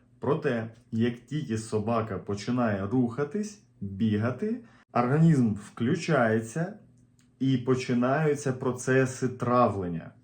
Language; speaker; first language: Ukrainian; native; Ukrainian